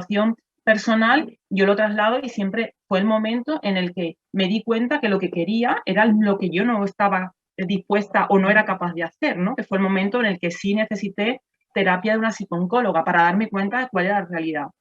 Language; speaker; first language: Spanish; native; Spanish